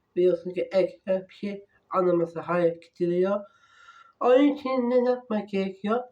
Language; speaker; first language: Turkish; non-native, learner; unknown